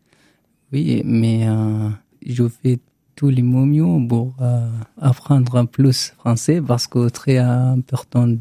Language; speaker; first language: French; non-native, learner; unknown